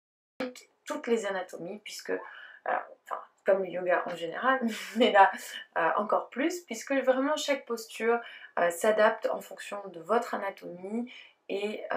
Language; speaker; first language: French; native; French